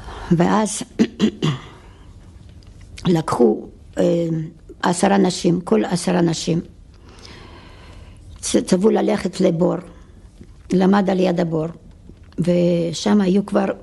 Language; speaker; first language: Hebrew; non-native, fluent; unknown